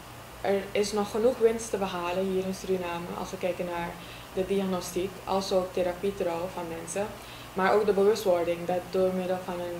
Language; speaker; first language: Dutch; native; Dutch